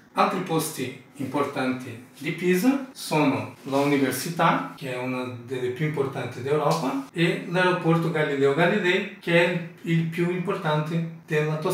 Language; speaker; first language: Italian; non-native, fluent; Portuguese